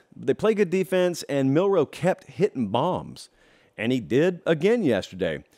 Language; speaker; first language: English; native; English